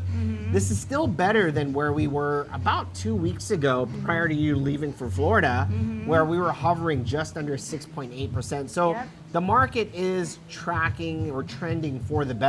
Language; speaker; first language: English; native; English